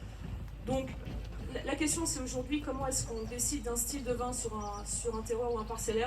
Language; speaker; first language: French; native; French